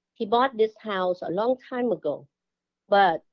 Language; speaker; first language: English; non-native, fluent; Vietnamese